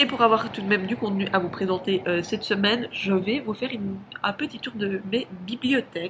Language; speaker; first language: French; native; French